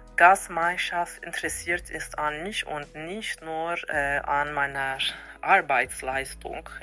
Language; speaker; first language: German; non-native, fluent; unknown